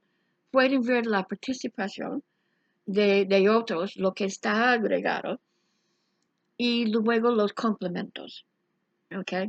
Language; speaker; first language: Spanish; non-native, fluent; English